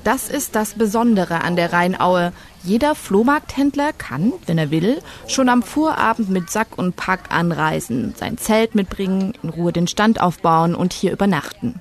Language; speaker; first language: German; native; German